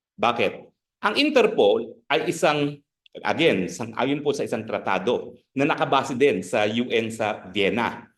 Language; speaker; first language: Filipino; native; Filipino